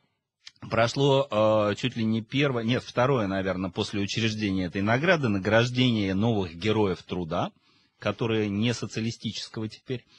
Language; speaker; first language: Russian; native; Russian